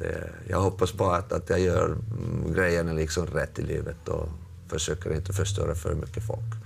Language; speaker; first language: Swedish; non-native, local second language; Finnish